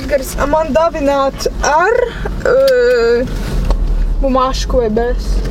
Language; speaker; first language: Latvian; non-native, local second language; Russian